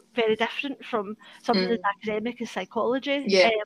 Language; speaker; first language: English; native; English